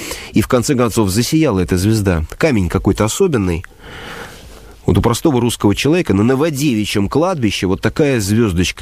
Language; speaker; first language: Russian; native; Russian